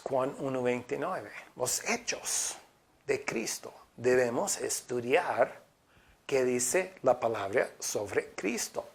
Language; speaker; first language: Spanish; non-native, fluent; English